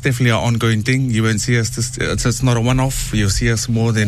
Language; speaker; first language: English; native; English